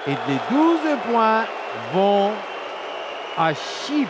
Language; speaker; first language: French; non-native, learner; Turkish